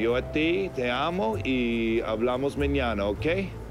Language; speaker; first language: Spanish; non-native, learner; English